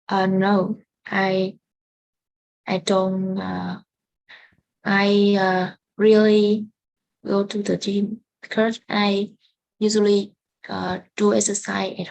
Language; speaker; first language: English; non-native, learner; Vietnamese